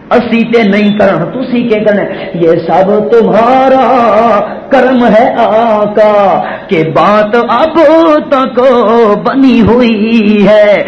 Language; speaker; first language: Urdu; non-native, local second language; Punjabi